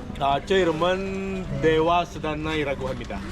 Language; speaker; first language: Korean; non-native, fluent; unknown